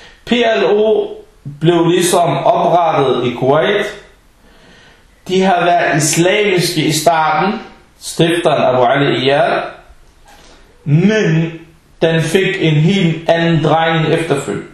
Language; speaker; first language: Danish; early bilingual, other home language; Arabic